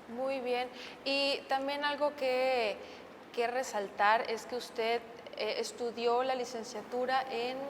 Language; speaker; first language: Spanish; native; Spanish